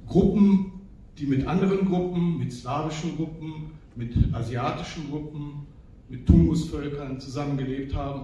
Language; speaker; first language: German; early bilingual, other home language; Turkish